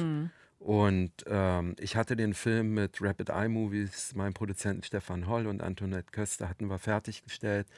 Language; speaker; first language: German; native; German